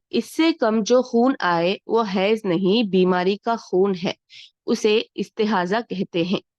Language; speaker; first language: Urdu; native; Urdu